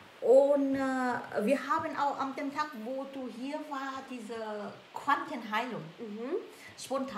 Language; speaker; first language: German; non-native, learner; Vietnamese